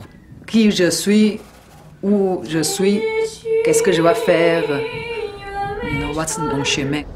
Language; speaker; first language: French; non-native, learner; Chinese